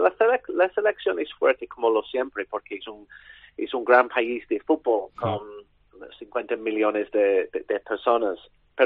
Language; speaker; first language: Spanish; non-native, learner; English